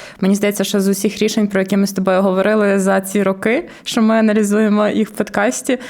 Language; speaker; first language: Ukrainian; native; Ukrainian